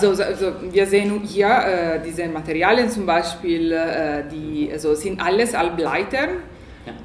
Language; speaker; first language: German; non-native, learner; Italian